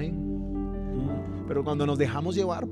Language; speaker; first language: Spanish; native; Spanish